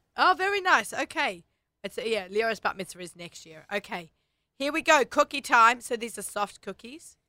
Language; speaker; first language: English; native; English